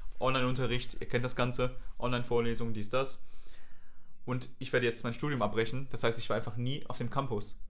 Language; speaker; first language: German; native; German